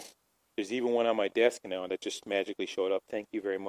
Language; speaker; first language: English; native; English